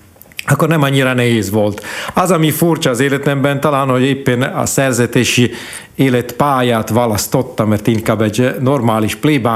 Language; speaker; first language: Hungarian; non-native, fluent; Italian